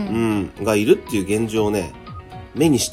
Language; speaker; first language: Japanese; native; Japanese